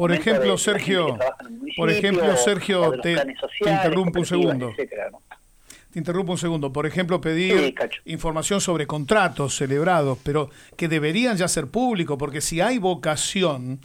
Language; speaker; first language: Spanish; native; Spanish